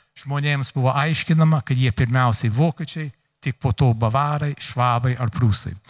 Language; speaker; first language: Lithuanian; early bilingual, heritage; Lithuanian